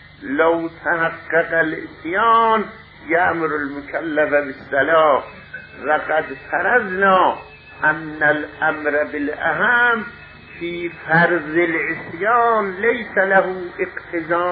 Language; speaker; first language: Arabic; non-native, fluent; Persian